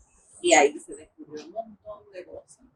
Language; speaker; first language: Spanish; early bilingual, heritage; English